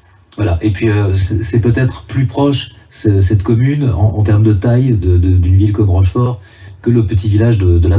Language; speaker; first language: French; native; French